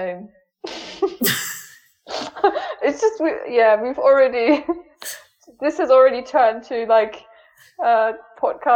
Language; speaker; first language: English; non-native, fluent; German